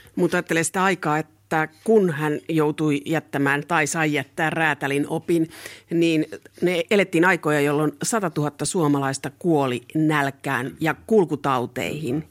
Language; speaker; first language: Finnish; native; Finnish